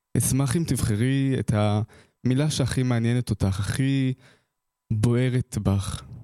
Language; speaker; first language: Hebrew; native; Hebrew